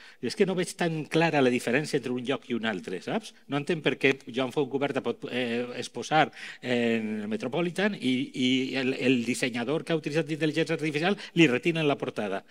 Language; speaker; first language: Catalan; native; Catalan